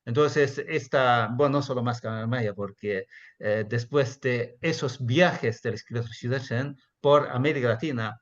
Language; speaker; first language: Spanish; non-native, fluent; Chinese